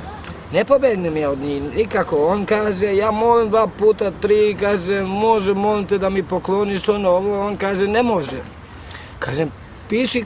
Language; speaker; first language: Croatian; non-native, local second language; Romany